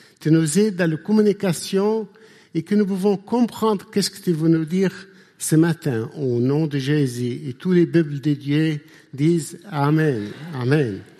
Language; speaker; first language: French; non-native, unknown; Arabic